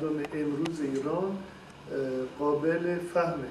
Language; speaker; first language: Persian; non-native, fluent; French